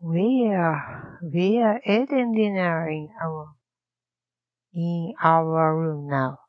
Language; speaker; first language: English; non-native, learner; Japanese